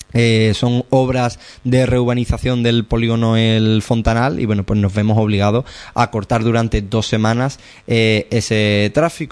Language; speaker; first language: Spanish; native; Spanish